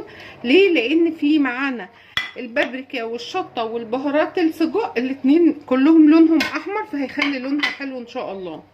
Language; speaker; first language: Arabic; native; Arabic